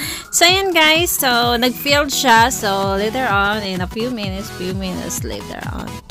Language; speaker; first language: English; non-native, local second language; Filipino